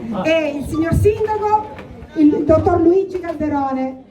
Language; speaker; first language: Italian; native; Italian